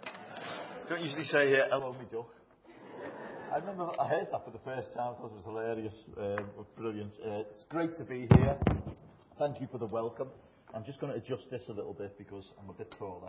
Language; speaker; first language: English; native; English